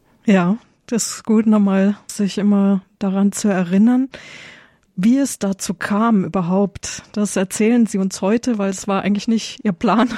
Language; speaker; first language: German; native; German